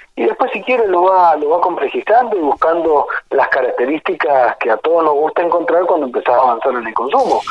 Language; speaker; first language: Spanish; native; Spanish